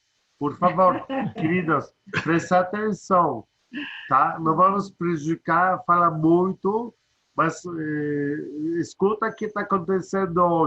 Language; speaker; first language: Portuguese; non-native, learner; Polish